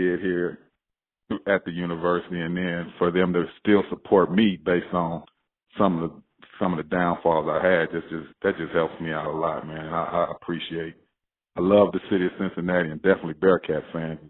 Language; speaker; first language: English; native; English